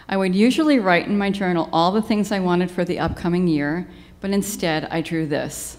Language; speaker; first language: English; native; English